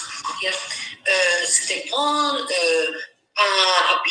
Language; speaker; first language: French; non-native, learner; English